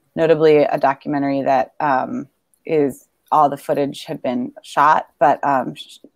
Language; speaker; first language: English; native; English